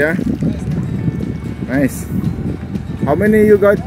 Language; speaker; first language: English; non-native, learner; Indonesian